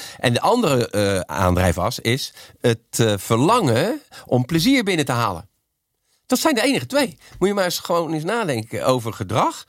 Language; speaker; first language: Dutch; native; Dutch